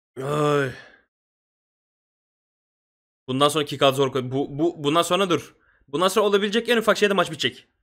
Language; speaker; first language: Turkish; native; Turkish